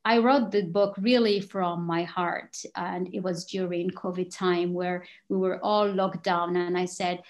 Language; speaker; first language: English; non-native, fluent; Arabic